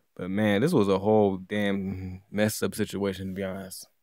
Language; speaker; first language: English; native; English